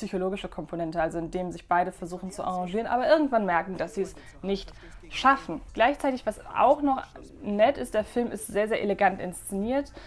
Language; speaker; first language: German; native; German